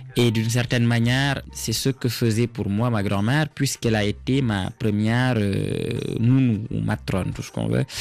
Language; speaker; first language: French; non-native, local second language; Serer